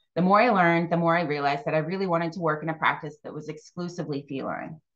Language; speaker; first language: English; native; English